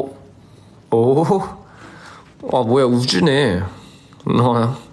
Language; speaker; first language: Korean; early bilingual, heritage; Korean